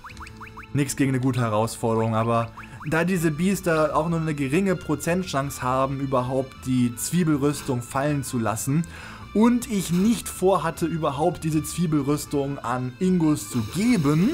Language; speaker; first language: German; native; German